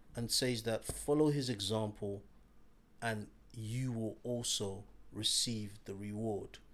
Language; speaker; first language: English; native; English